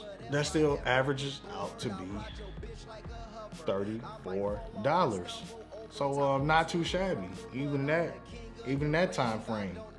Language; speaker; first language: English; native; English